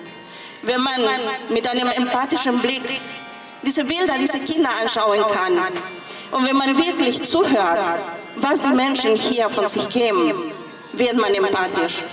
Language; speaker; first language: German; non-native, fluent; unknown